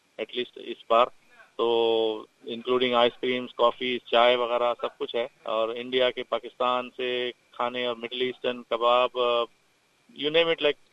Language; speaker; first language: Urdu; native; Urdu